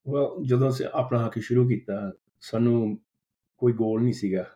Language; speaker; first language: Punjabi; early bilingual, heritage; Punjabi